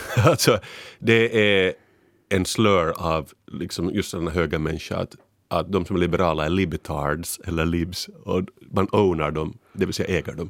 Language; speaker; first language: Swedish; native; Swedish